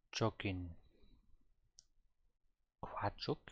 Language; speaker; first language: Korean; non-native, learner; German